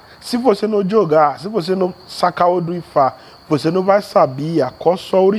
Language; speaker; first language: Portuguese; non-native, learner; Yoruba